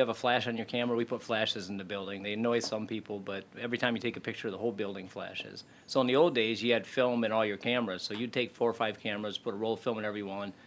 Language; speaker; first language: English; native; English